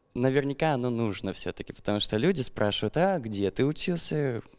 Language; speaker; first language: Russian; native; Russian